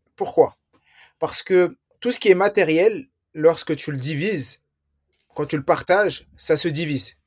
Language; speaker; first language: French; early bilingual, other home language; Riffian